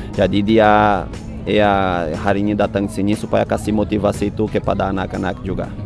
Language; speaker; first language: Indonesian; non-native, fluent; Portuguese